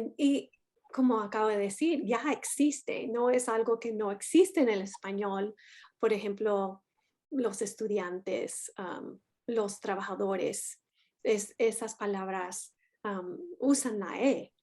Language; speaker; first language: Spanish; non-native, fluent; English